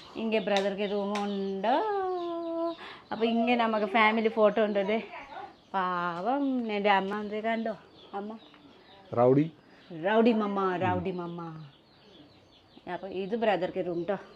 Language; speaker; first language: Malayalam; non-native, learner; Nepali